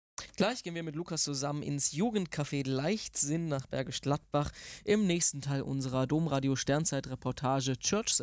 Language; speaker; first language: German; native; German